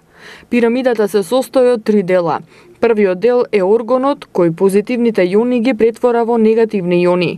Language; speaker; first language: Macedonian; native; Macedonian